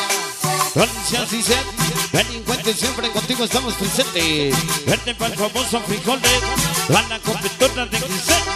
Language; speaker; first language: Spanish; native; Spanish